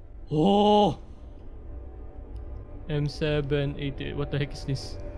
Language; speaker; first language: English; non-native, local second language; Filipino